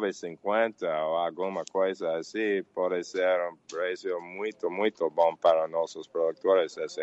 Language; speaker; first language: Portuguese; non-native, learner; English